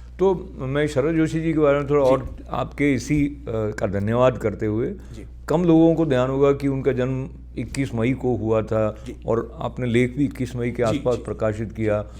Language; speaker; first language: Hindi; native; Hindi